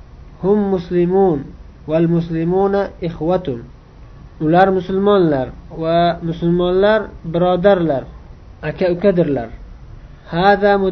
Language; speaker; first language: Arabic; non-native, fluent; Uzbek